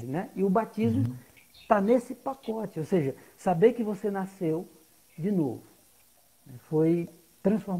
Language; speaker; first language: Portuguese; native; Portuguese